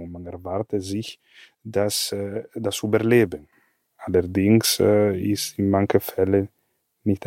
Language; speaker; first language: German; non-native, fluent; Italian